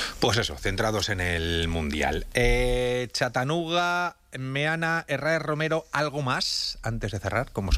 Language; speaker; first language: Spanish; native; Spanish